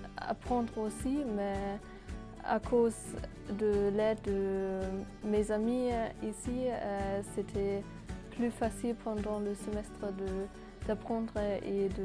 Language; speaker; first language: French; non-native, fluent; German